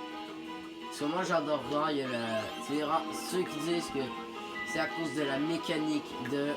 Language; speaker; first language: French; native; French